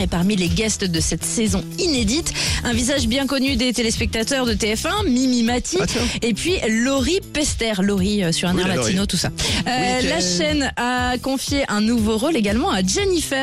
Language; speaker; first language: French; native; French